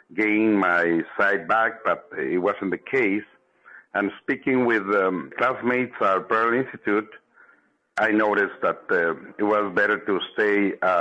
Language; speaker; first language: English; non-native, fluent; Spanish